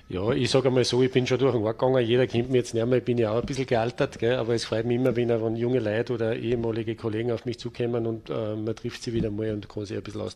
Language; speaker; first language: German; native; German